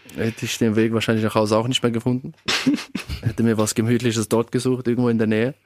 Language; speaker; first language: German; early bilingual, other home language; Albanian